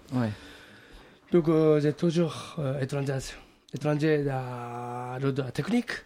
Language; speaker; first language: French; non-native, learner; Japanese